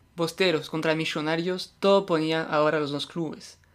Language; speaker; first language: Spanish; non-native, fluent; French